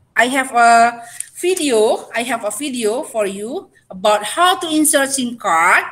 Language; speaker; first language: English; non-native, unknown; Indonesian